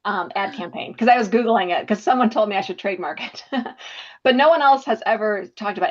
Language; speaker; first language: English; native; English